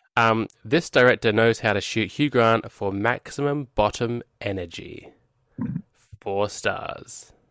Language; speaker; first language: English; native; English